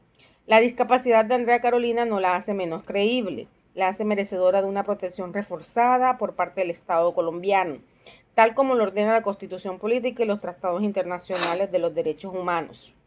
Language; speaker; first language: Spanish; native; Spanish